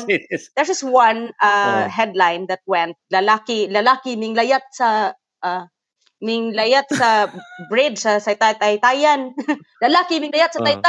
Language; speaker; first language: English; non-native, local second language; Cebuano